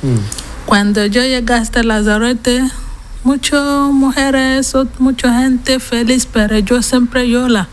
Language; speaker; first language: Spanish; non-native, learner; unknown